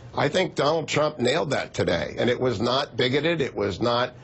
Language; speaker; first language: English; native; English